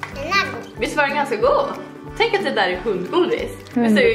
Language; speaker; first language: Swedish; native; Swedish